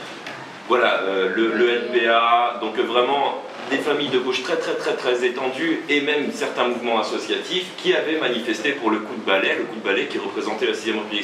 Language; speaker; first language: French; native; French